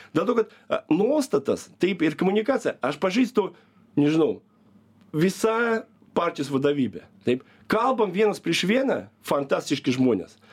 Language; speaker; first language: Lithuanian; non-native, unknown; Russian